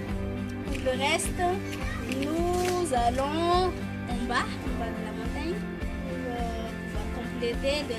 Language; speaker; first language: French; non-native, local second language; Malagasy